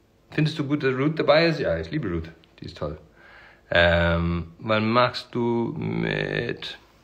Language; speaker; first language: German; non-native, fluent; English